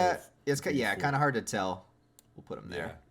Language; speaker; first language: English; native; English